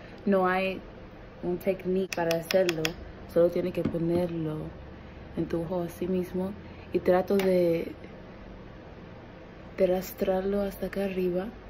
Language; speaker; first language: Spanish; early bilingual, heritage; Spanish